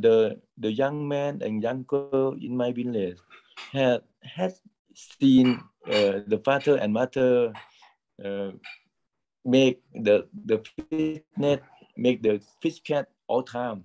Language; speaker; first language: English; non-native, learner; Thai